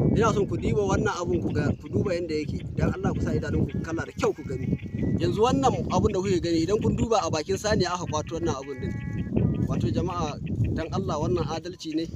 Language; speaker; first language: Hausa; non-native, local second language; Fula